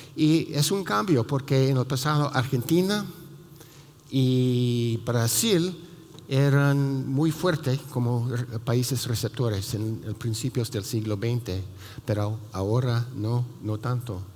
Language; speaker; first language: Spanish; non-native, fluent; English